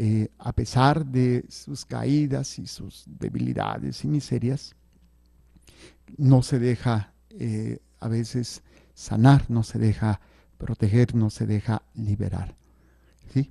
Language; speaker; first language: Spanish; native; Spanish